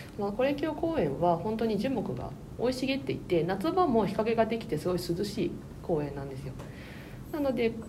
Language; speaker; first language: Japanese; native; Japanese